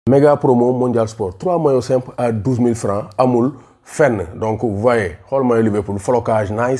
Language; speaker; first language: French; non-native, local second language; Wolof